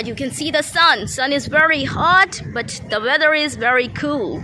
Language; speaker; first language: English; non-native, learner; Urdu